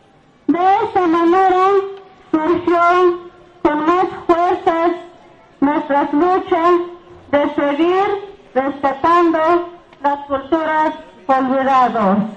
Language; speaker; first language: Spanish; non-native, local second language; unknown